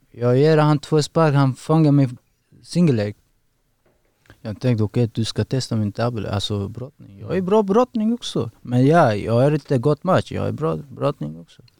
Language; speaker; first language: Swedish; non-native, learner; Persian